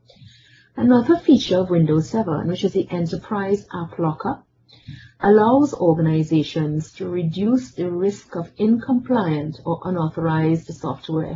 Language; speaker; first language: English; native; English